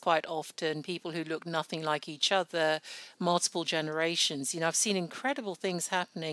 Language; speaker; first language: English; non-native, local second language; Yoruba